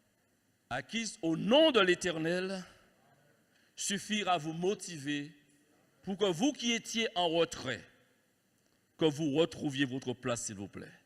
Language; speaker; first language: French; native; French